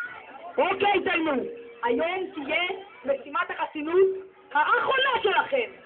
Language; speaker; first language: Hebrew; native; Hebrew